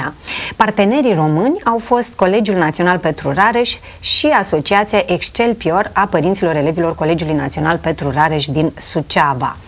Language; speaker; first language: Romanian; native; Romanian